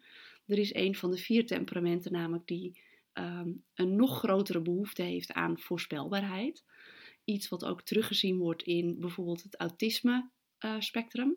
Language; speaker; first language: Dutch; native; Dutch